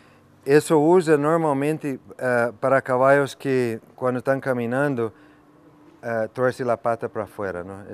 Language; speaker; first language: Spanish; non-native, fluent; English